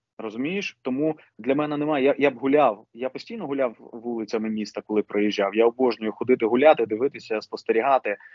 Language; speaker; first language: Ukrainian; non-native, local second language; Russian